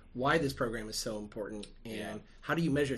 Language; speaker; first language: English; native; English